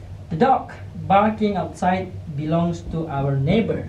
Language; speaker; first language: English; non-native, fluent; Indonesian